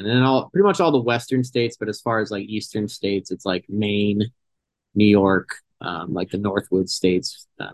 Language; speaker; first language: English; native; English